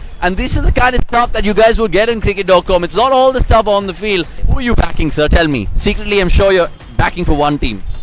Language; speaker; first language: English; non-native, local second language; Hindi